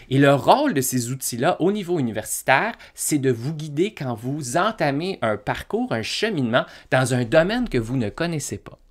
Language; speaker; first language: French; native; French